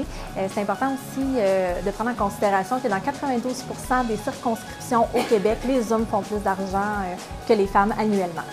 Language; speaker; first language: French; native; French